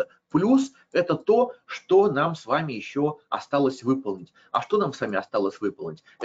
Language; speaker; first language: Russian; native; Russian